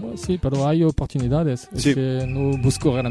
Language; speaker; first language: Spanish; non-native, fluent; French